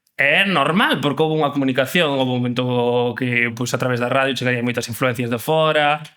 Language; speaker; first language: Galician; native; Galician